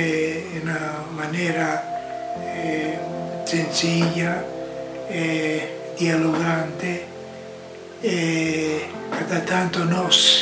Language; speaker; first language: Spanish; non-native, fluent; Italian